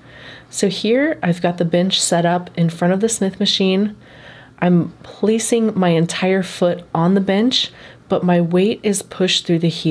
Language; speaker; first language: English; native; English